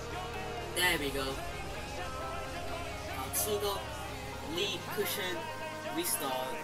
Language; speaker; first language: English; native; English